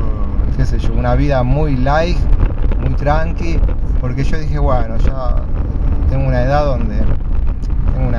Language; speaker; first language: Spanish; native; Spanish